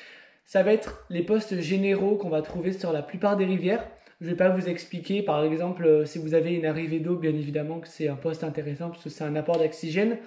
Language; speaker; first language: French; native; French